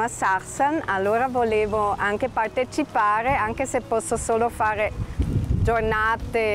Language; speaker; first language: Italian; non-native, local second language; German